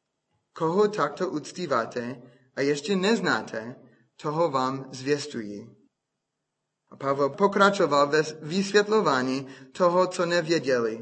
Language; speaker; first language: Czech; non-native, fluent; English